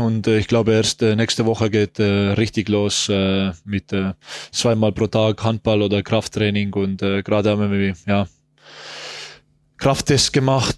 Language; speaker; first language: German; non-native, learner; Estonian